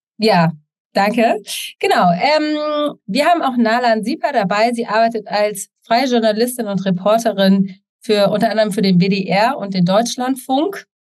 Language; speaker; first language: German; native; German